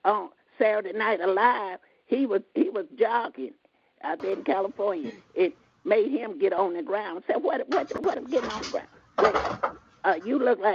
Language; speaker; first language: English; native; English